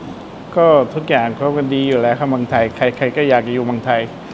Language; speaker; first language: Thai; non-native, fluent; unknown